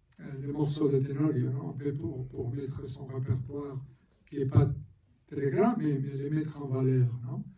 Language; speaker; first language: French; non-native, fluent; Spanish